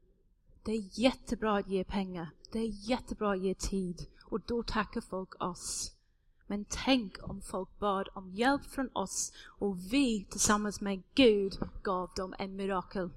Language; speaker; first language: Swedish; non-native, fluent; English